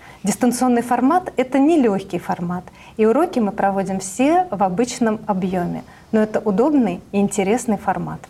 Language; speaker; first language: Russian; native; Russian